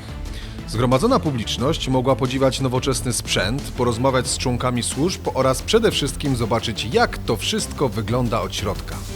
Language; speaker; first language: Polish; native; Polish